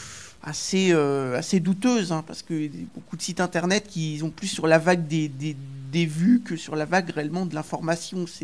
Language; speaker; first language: French; native; French